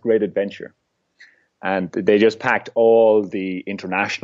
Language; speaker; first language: English; native; English